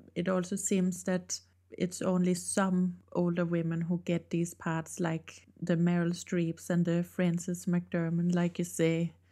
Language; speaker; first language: English; non-native, fluent; Danish